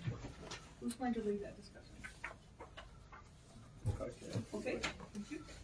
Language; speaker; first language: English; native; English